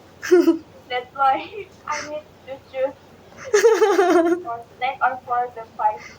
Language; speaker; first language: English; non-native, learner; Indonesian